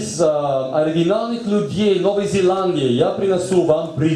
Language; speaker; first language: Russian; native; Russian